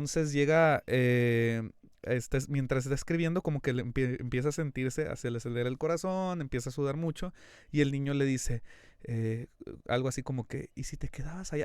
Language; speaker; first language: Spanish; native; Spanish